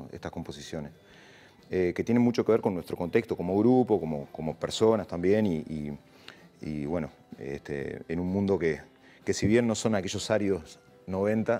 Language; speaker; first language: Spanish; native; Spanish